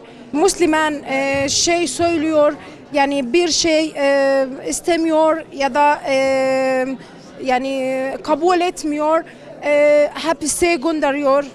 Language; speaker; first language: Turkish; non-native, learner; Arabic